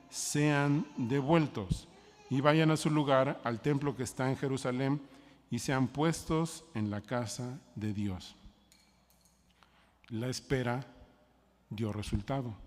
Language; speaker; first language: Spanish; native; Spanish